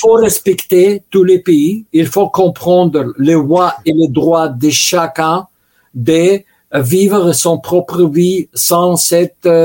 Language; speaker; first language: French; non-native, learner; Russian